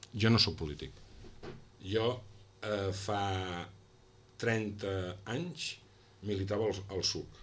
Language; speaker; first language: Catalan; non-native, local second language; Spanish